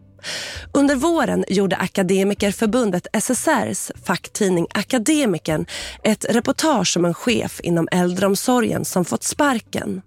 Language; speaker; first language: Swedish; native; Swedish